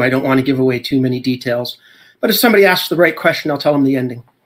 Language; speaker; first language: English; native; English